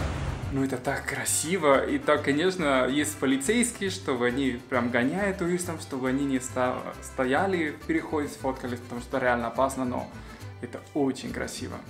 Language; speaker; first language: Russian; non-native, fluent; Spanish